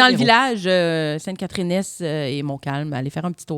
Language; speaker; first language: French; native; French